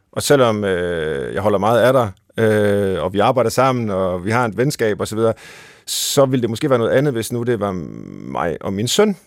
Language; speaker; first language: Danish; native; Danish